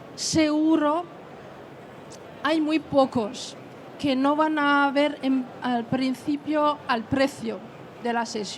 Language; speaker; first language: Spanish; non-native, fluent; French